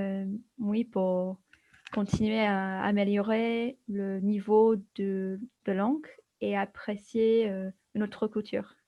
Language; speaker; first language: French; non-native, fluent; English